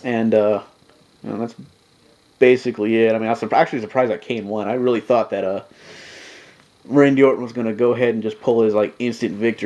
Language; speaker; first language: English; native; English